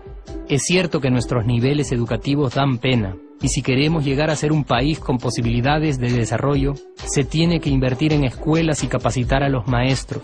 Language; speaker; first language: Spanish; native; Spanish